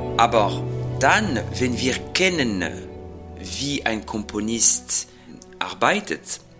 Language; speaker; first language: German; non-native, fluent; French